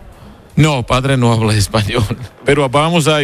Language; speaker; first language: Spanish; non-native, learner; Georgian